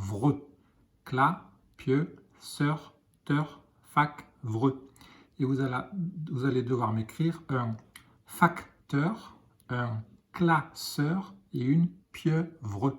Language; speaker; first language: French; native; French